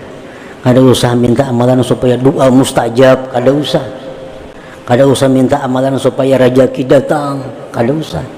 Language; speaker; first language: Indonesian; non-native, local second language; Banjar